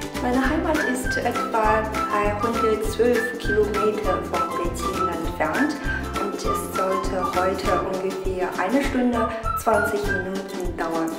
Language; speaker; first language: German; non-native, fluent; Chinese